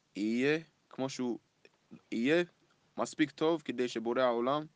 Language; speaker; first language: Hebrew; early bilingual, heritage; Hebrew